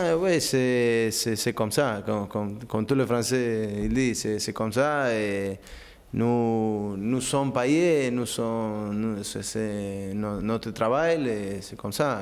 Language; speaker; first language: French; non-native, learner; Spanish